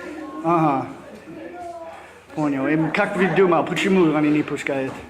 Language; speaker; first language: Russian; non-native, learner; English